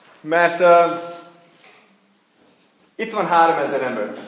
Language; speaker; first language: Hungarian; non-native, fluent; English